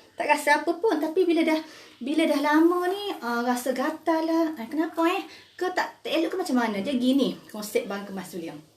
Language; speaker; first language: Malay; native; Malay